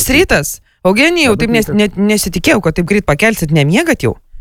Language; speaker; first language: Lithuanian; native; Lithuanian